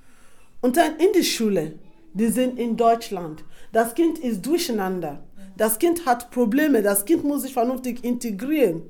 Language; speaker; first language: German; non-native, fluent; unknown